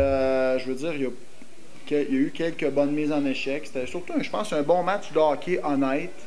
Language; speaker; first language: French; native; French